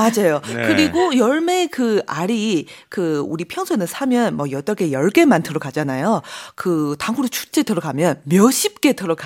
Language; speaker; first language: Korean; non-native, fluent; Chinese